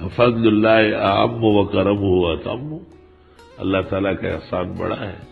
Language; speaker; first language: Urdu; non-native, local second language; Pashto